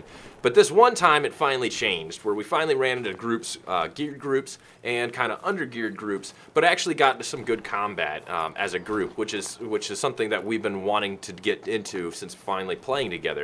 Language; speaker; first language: English; native; English